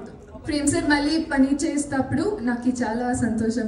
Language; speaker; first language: Telugu; non-native, learner; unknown